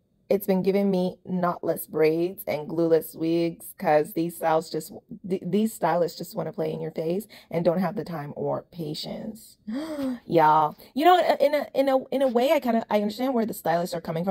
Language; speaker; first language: English; native; English